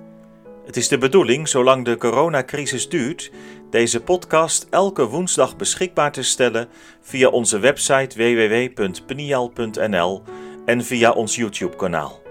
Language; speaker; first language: Dutch; native; Dutch